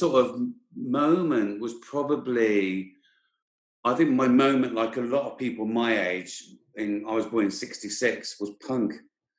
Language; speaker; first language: English; native; English